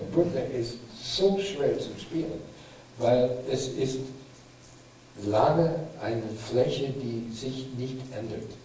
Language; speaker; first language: German; non-native, fluent; English